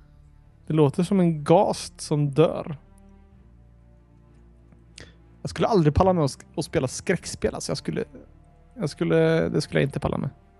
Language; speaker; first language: Swedish; native; Swedish